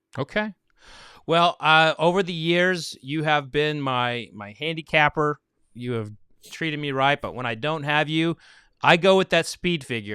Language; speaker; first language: English; native; English